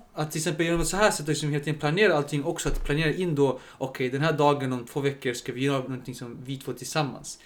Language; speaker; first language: Swedish; early bilingual, other home language; Spanish